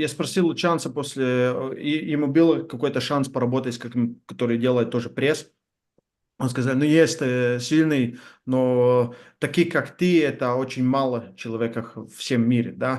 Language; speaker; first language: Russian; non-native, learner; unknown